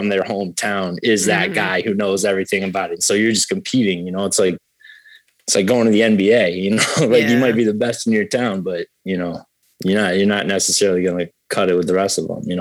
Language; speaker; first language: English; native; English